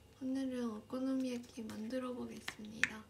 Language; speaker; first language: Korean; non-native, fluent; Japanese